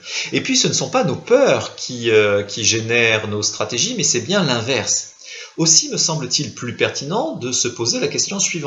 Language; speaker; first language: French; native; French